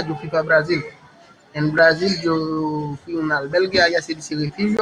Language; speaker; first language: Spanish; non-native, learner; Haitian Creole